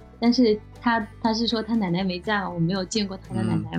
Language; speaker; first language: Chinese; native; Chinese